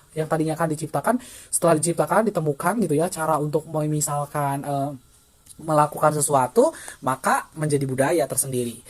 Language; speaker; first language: Indonesian; non-native, local second language; Sundanese